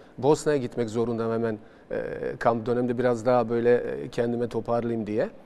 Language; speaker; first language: Turkish; non-native, fluent; Bosnian